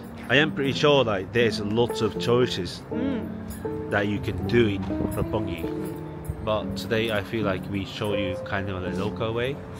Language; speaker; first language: English; non-native, fluent; Japanese